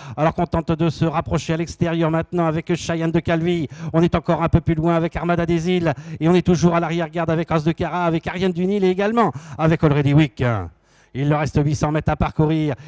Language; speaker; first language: French; native; French